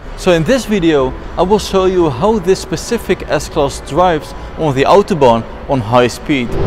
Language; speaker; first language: English; non-native, fluent; Dutch